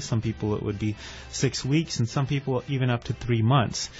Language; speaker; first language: English; native; English